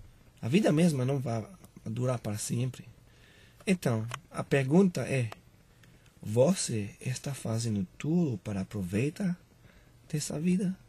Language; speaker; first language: Portuguese; non-native, learner; Spanish